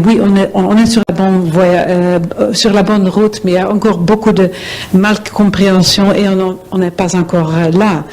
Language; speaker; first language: French; non-native, fluent; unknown